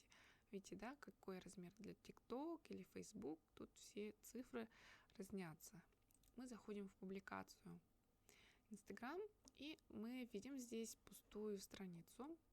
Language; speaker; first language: Russian; native; Russian